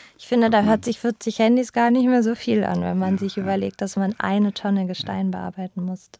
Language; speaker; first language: German; native; German